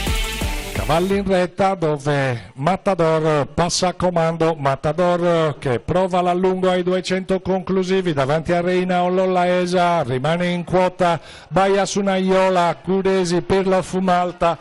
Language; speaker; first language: Italian; native; Italian